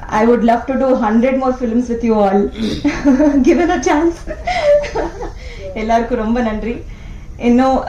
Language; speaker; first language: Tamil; non-native, learner; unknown